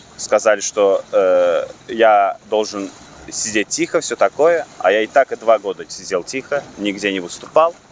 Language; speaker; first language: Russian; non-native, local second language; Turkmen